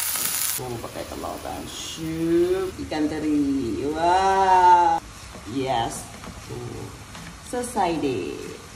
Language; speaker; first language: Indonesian; native; Indonesian